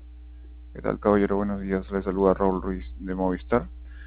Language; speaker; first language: Spanish; native; Spanish